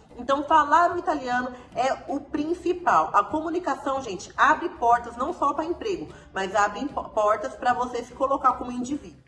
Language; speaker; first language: Portuguese; native; Portuguese